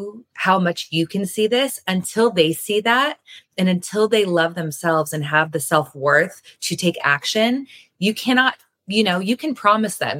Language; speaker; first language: English; native; English